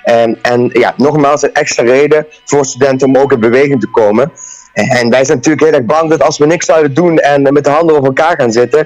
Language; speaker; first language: Dutch; native; Dutch